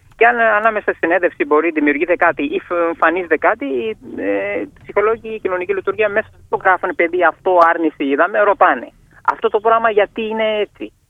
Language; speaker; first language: Greek; non-native, fluent; Kashmiri